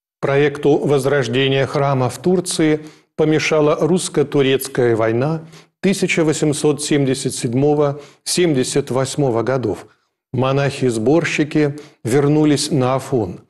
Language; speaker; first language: Russian; native; Russian